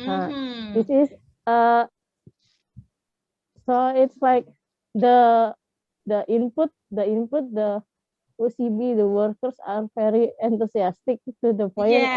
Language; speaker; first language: English; non-native, fluent; Indonesian